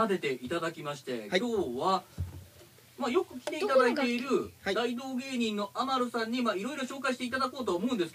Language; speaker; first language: Japanese; native; Japanese